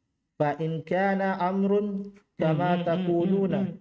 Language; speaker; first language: Arabic; non-native, learner; Indonesian